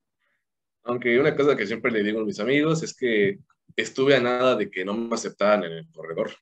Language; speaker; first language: Spanish; native; Spanish